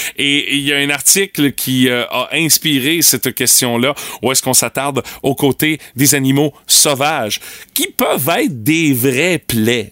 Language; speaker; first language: French; native; French